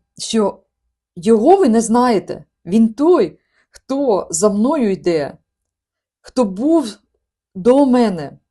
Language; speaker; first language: Ukrainian; non-native, local second language; Russian